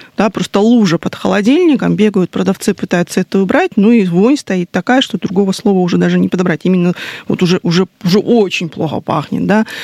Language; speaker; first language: Russian; native; Russian